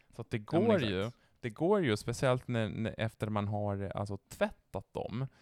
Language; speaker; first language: Swedish; non-native, fluent; Italian